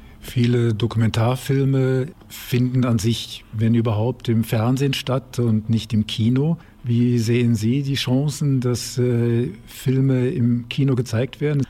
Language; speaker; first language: German; native; German